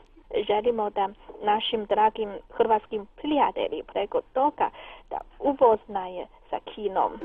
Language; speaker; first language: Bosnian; non-native, learner; Chinese